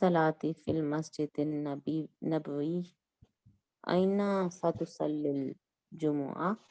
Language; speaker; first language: Arabic; non-native, learner; Urdu